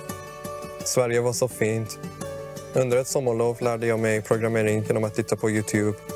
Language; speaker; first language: Swedish; early bilingual, other home language; Persian